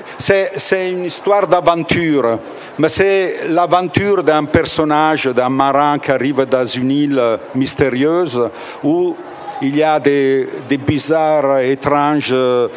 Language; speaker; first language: French; non-native, fluent; Italian